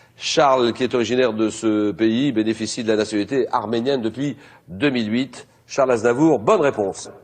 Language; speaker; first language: French; native; French